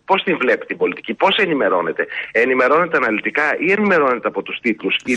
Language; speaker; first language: Greek; early bilingual, heritage; Greek